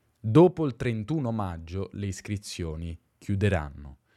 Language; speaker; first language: Italian; native; Italian